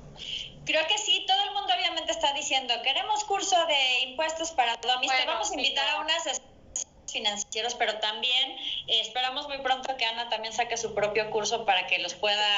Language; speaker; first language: Spanish; native; Spanish